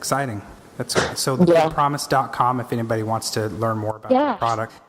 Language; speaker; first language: English; native; English